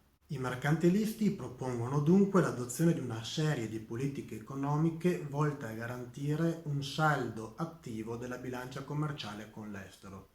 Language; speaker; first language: Italian; native; Italian